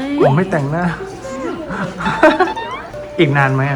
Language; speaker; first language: Thai; native; Thai